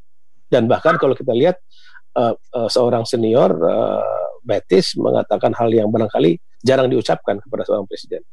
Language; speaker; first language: Indonesian; native; Indonesian